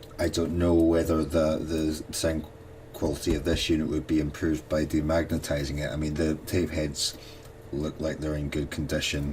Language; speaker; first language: English; native; English